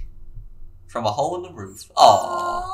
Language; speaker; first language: English; native; English